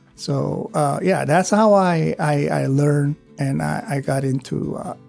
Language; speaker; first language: English; non-native, fluent; Korean